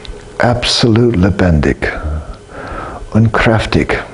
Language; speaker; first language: German; non-native, fluent; English